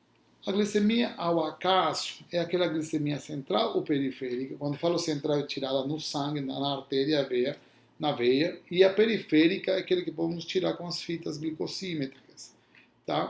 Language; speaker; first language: Portuguese; non-native, fluent; Spanish